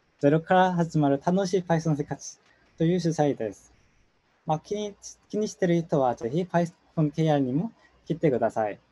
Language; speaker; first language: Japanese; non-native, learner; Korean